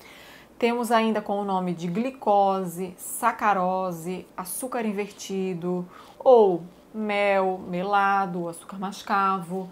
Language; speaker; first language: Portuguese; native; Portuguese